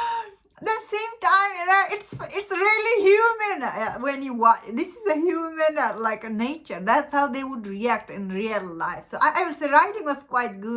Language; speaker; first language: English; non-native, fluent; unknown